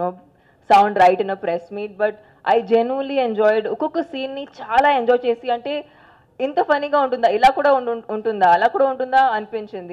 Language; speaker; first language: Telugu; non-native, local second language; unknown